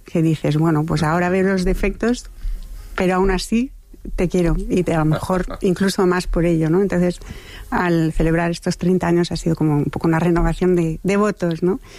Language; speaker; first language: Spanish; non-native, fluent; French